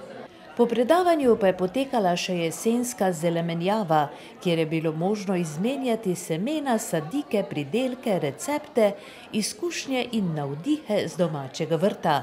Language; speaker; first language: Slovenian; native; Slovenian